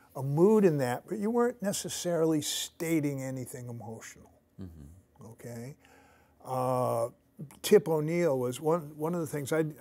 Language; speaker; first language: English; native; English